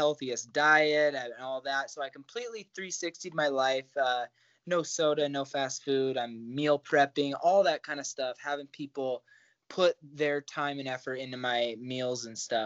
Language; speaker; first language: English; native; English